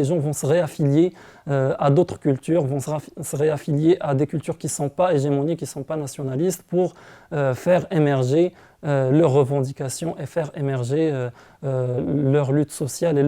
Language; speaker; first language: French; non-native, local second language; Arabic